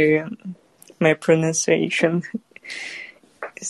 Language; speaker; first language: English; non-native, fluent; Kazakh